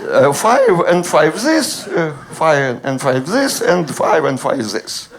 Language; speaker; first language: English; non-native, learner; Ukrainian